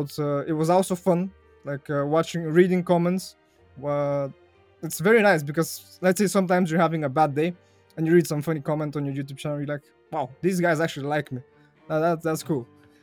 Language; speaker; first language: English; non-native, fluent; Bulgarian